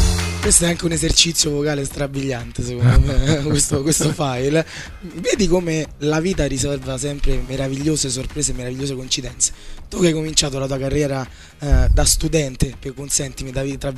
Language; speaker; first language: Italian; native; Italian